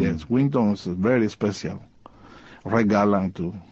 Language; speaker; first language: English; non-native, learner; Spanish